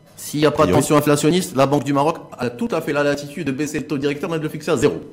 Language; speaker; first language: French; non-native, local second language; Arabic